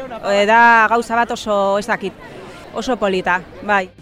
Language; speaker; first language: Basque; non-native, local second language; Spanish